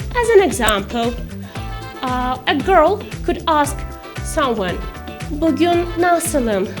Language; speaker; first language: Turkish; non-native, fluent; Russian